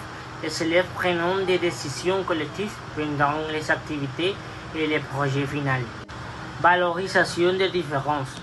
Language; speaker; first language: French; non-native, fluent; Spanish